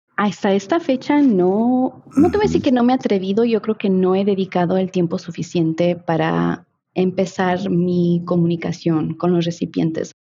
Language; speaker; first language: Spanish; early bilingual, heritage; Spanish